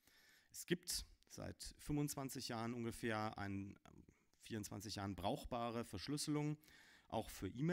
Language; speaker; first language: German; native; German